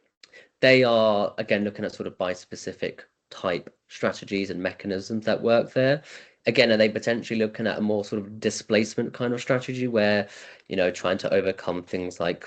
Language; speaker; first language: English; native; English